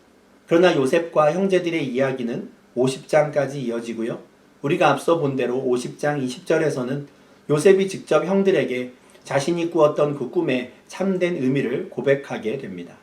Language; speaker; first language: Korean; native; Korean